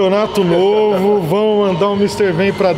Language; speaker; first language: Portuguese; native; Portuguese